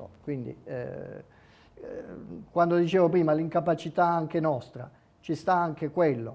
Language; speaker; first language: Italian; native; Italian